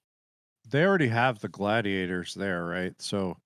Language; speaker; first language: English; native; English